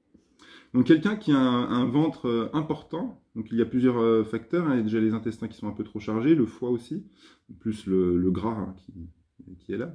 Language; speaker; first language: French; native; French